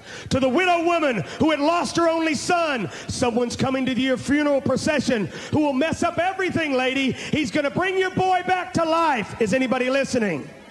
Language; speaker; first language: English; native; English